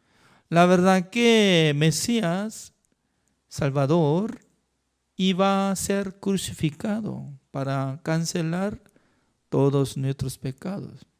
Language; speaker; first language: Spanish; non-native, learner; Korean